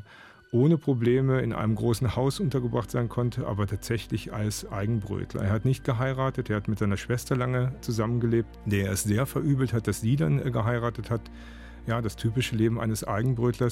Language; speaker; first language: German; native; German